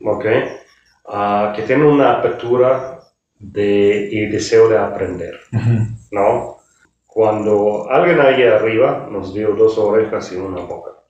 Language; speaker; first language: Spanish; non-native, fluent; German